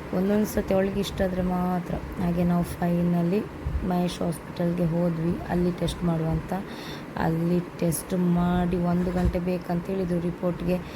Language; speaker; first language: Kannada; non-native, local second language; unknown